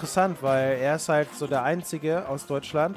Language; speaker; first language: German; native; German